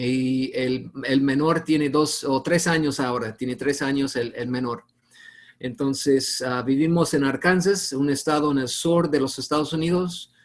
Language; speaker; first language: Spanish; non-native, fluent; English